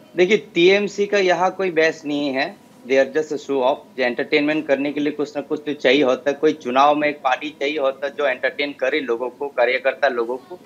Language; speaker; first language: Hindi; non-native, local second language; Kok Borok